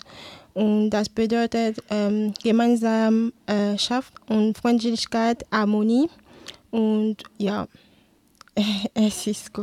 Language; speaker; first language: German; non-native, learner; Tamil